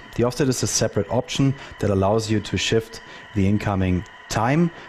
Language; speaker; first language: English; non-native, fluent; German